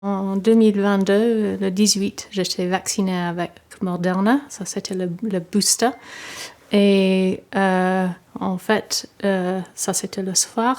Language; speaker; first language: French; non-native, fluent; English